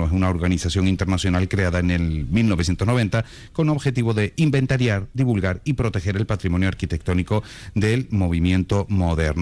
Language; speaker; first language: Spanish; native; Spanish